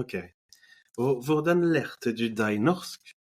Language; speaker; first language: Norwegian; non-native, fluent; French